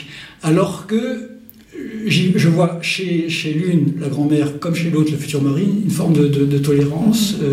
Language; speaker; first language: French; native; French